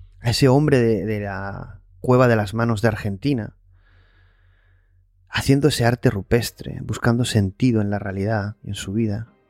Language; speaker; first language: Spanish; native; Spanish